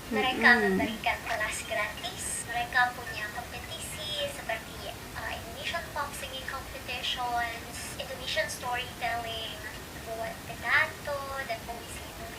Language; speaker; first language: Indonesian; non-native, fluent; Filipino